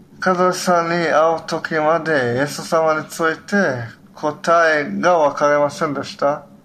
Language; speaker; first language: Japanese; non-native, learner; Hebrew